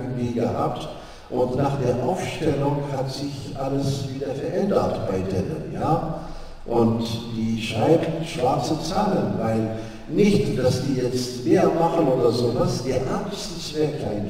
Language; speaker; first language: German; non-native, fluent; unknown